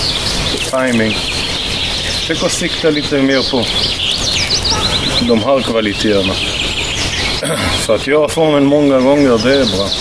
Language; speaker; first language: Swedish; non-native, fluent; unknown